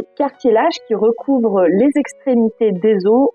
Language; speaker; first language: French; native; French